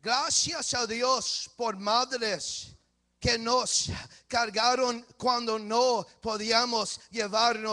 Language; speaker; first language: Spanish; early bilingual, heritage; English